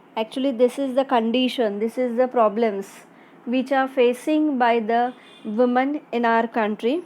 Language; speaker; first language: English; non-native, local second language; Marathi